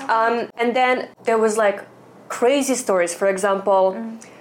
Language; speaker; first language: English; non-native, fluent; Russian